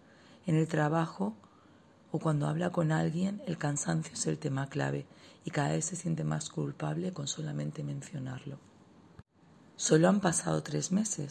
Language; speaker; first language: Spanish; native; Spanish